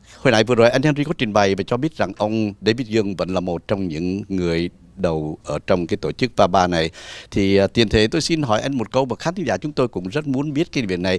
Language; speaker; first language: Vietnamese; native; Vietnamese